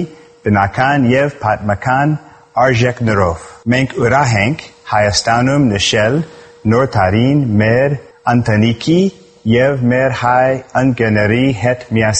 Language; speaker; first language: Armenian; non-native, learner; English